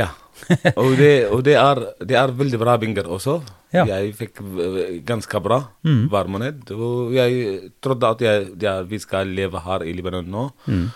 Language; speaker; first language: Norwegian; non-native, learner; Arabic